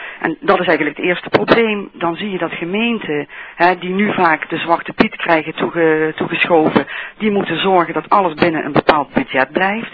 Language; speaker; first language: Dutch; native; Dutch